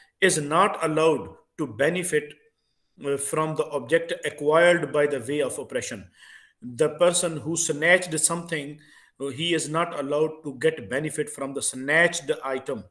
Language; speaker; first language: English; non-native, local second language; Urdu